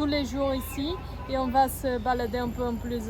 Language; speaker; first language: French; non-native, fluent; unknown